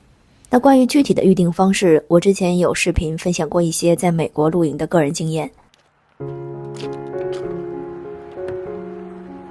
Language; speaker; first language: Chinese; native; Chinese